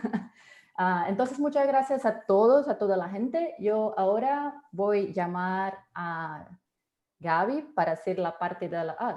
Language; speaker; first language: Spanish; non-native, fluent; Portuguese